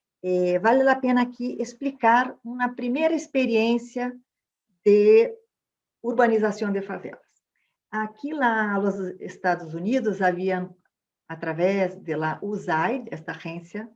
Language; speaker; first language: Spanish; non-native, fluent; Portuguese